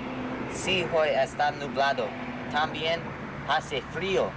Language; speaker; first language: Spanish; non-native, learner; English